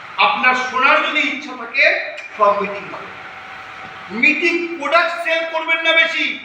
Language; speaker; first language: Bangla; early bilingual, heritage; Bangla